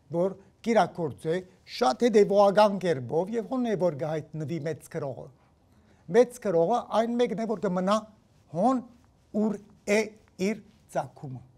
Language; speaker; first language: Armenian; early bilingual, heritage; Armenian